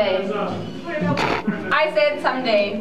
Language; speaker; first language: English; non-native, learner; German